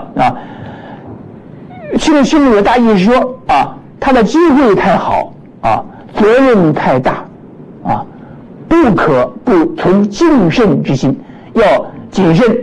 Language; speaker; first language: Chinese; native; Chinese